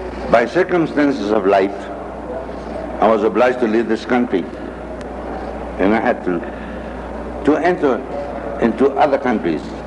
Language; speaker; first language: English; non-native, fluent; Spanish